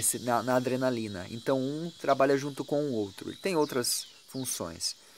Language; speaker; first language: Portuguese; native; Portuguese